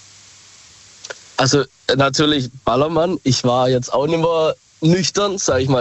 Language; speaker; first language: German; native; German